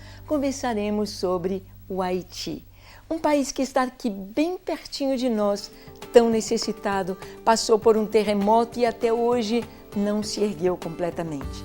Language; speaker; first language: Portuguese; native; Portuguese